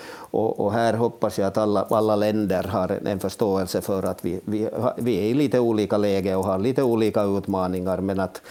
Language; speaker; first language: Swedish; native; Swedish